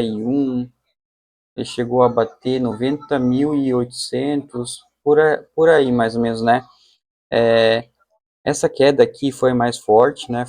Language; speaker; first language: Portuguese; native; Portuguese